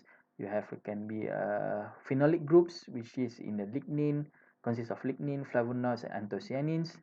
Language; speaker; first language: English; non-native, fluent; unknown